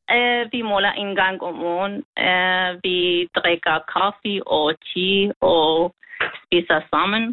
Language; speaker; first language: Norwegian; non-native, learner; Kurdish